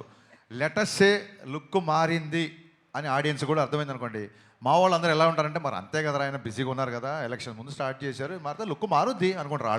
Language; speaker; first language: Telugu; native; Telugu